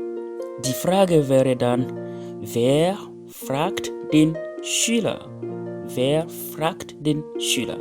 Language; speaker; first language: German; non-native, fluent; French